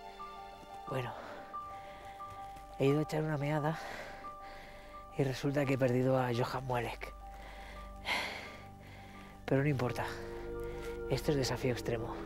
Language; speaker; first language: Spanish; native; Spanish